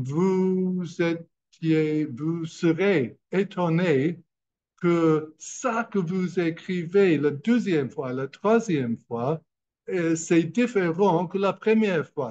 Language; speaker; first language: French; non-native, fluent; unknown